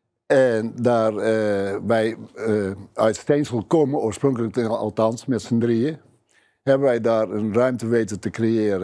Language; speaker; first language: Dutch; native; Dutch